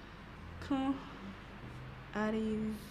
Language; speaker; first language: French; non-native, learner; English